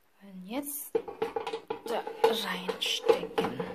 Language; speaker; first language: German; non-native, learner; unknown